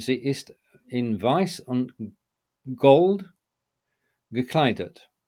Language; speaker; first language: German; non-native, learner; English